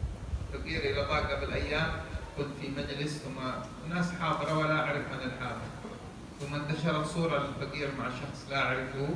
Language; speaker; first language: Arabic; native; Arabic